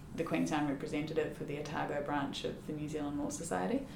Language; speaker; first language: English; native; English